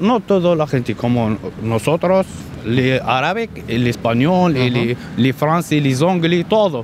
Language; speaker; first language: Spanish; non-native, learner; Arabic